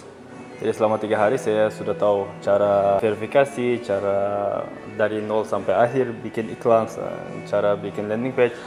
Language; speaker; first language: Indonesian; non-native, fluent; Russian